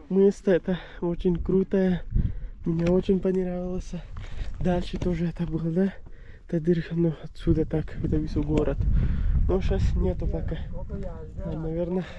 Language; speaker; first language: Russian; non-native, learner; Persian